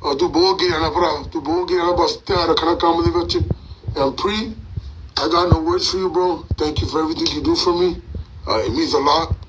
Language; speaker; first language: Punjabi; early bilingual, heritage; Punjabi